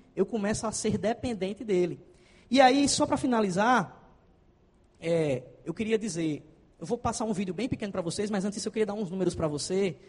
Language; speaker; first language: Portuguese; native; Portuguese